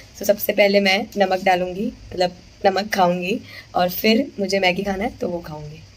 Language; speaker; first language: Hindi; non-native, local second language; Gujarati